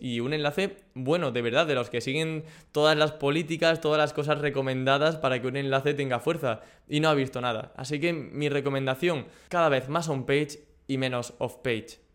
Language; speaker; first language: Spanish; native; Spanish